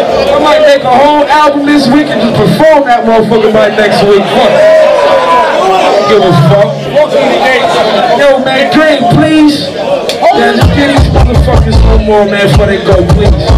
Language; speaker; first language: English; native; English